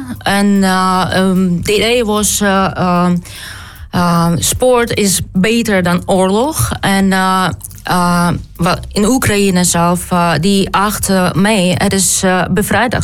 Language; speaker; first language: Dutch; non-native, learner; Ukrainian